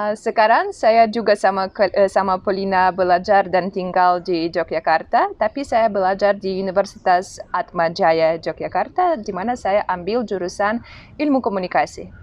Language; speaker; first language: Indonesian; non-native, fluent; Russian